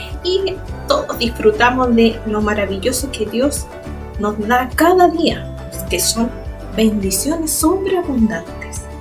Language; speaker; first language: Spanish; native; Spanish